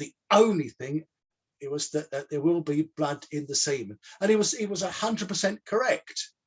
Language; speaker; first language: English; native; English